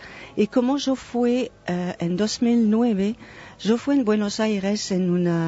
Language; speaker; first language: Spanish; non-native, fluent; French